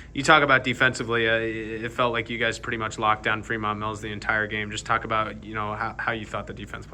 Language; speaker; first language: English; native; English